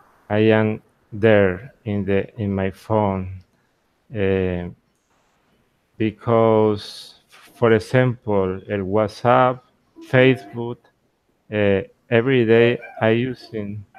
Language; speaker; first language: English; non-native, learner; Spanish